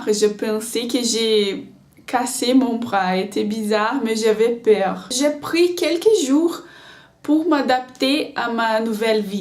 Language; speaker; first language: French; non-native, learner; Portuguese